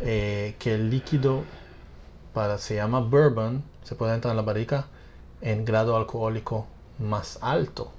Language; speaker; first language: Spanish; non-native, fluent; English